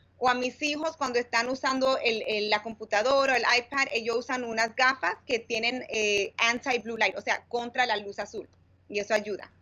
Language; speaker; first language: Spanish; early bilingual, heritage; Spanish